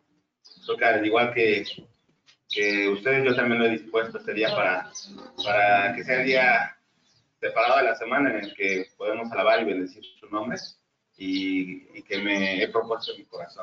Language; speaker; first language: Spanish; native; Spanish